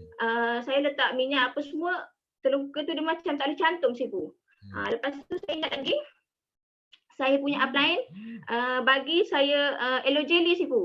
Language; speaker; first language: Malay; native; Malay